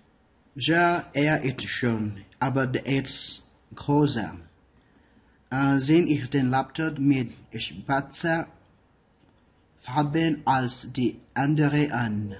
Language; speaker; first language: German; non-native, learner; Spanish